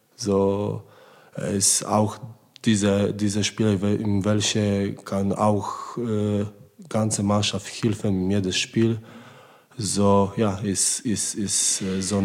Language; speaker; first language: German; non-native, learner; Polish